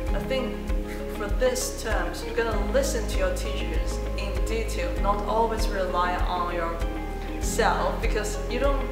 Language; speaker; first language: English; non-native, fluent; Chinese